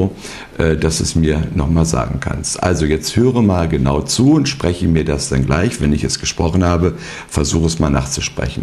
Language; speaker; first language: German; native; German